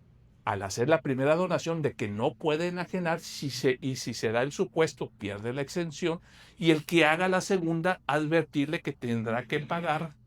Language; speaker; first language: Spanish; native; Spanish